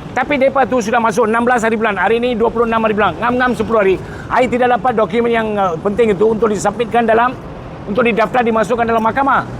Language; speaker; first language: Malay; non-native, local second language; Tamil